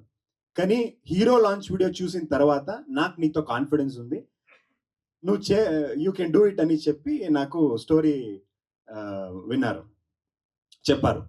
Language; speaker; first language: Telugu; non-native, learner; Kannada